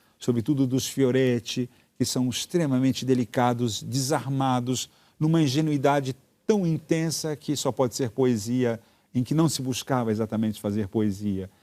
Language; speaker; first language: Portuguese; early bilingual, other home language; Italian